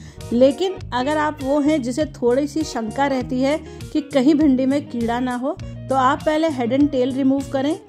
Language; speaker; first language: Hindi; native; Hindi